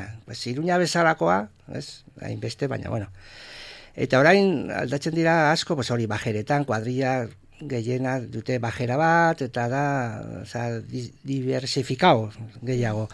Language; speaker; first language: Basque; non-native, local second language; Spanish